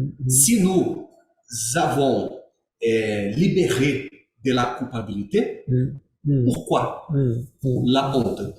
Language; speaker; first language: French; non-native, learner; Portuguese